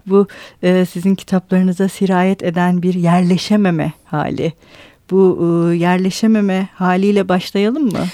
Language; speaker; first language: Turkish; native; Turkish